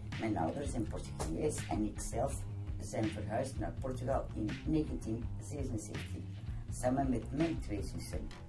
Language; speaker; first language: Dutch; non-native, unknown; Portuguese